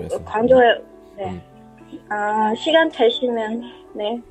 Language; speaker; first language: Korean; non-native, learner; Chinese